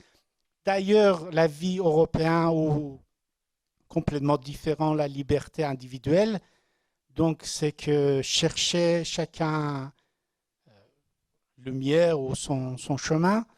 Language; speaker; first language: French; non-native, learner; Persian